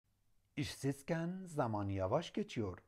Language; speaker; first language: Turkish; non-native, learner; Central Kurdish